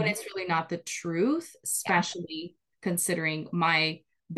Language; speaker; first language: English; non-native, fluent; Portuguese